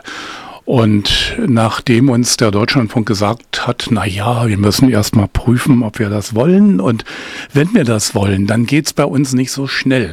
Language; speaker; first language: German; native; German